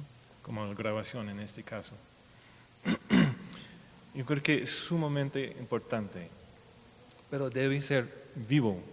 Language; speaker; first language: Spanish; non-native, fluent; English